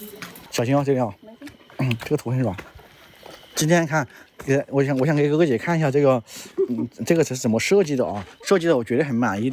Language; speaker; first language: Chinese; native; Chinese